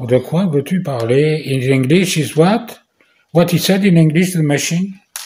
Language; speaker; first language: English; non-native, learner; French